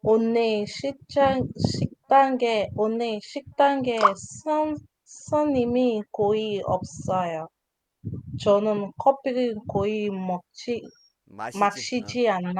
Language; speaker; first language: Korean; non-native, learner; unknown